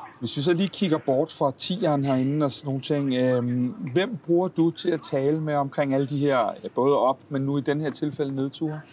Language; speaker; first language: Danish; native; Danish